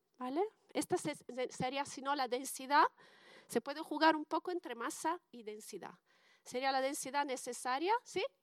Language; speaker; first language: Spanish; non-native, fluent; Italian